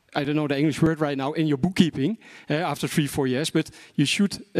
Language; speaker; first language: English; non-native, fluent; Dutch